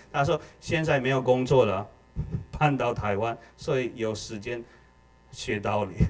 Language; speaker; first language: Chinese; non-native, fluent; Filipino